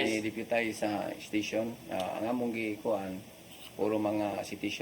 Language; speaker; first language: Cebuano; native; Cebuano